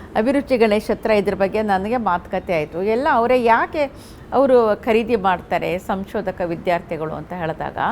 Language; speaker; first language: Kannada; non-native, local second language; Urdu